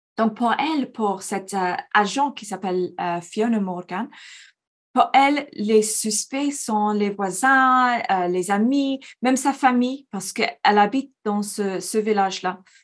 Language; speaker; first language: French; non-native, fluent; English